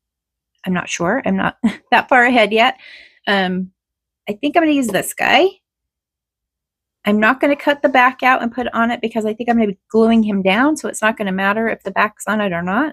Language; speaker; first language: English; native; English